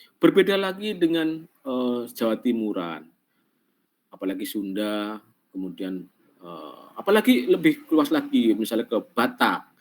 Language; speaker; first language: Indonesian; non-native, local second language; Javanese